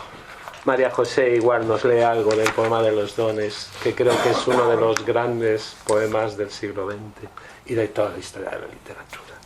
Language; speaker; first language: Spanish; native; Spanish